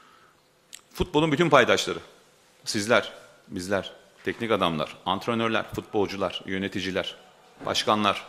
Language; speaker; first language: Turkish; native; Turkish